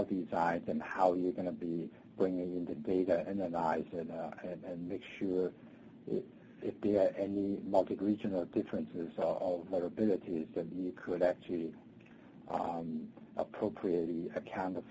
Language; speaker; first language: English; non-native, local second language; Cantonese